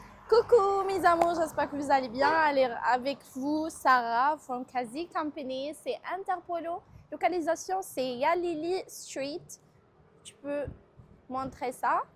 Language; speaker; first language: French; non-native, local second language; Arabic